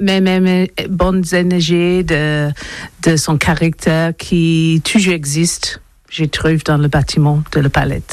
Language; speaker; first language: French; non-native, learner; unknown